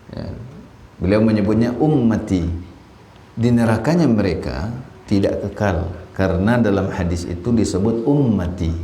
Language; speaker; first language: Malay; non-native, local second language; Minangkabau